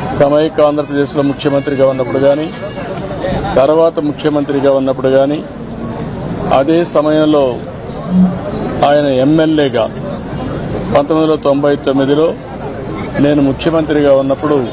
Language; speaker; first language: Telugu; native; Telugu